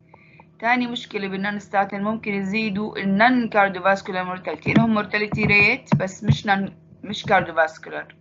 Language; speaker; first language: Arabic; native; Arabic